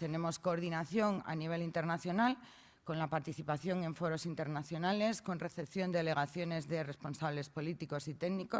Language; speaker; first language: Spanish; native; Spanish